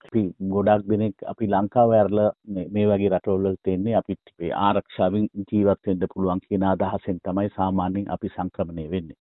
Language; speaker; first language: Sinhala; non-native, local second language; Tamil